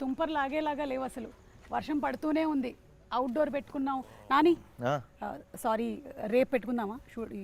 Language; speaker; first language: Telugu; native; Telugu